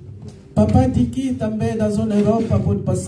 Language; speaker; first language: Portuguese; non-native, local second language; Lingala